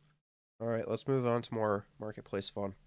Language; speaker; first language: English; native; English